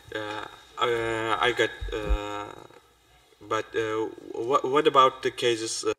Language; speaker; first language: English; non-native, fluent; Polish